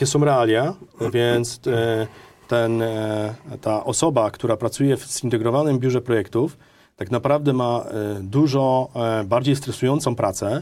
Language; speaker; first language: Polish; native; Polish